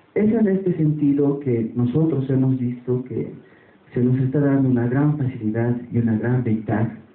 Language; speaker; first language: Spanish; native; Spanish